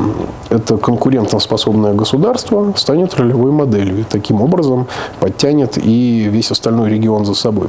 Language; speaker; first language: Russian; native; Russian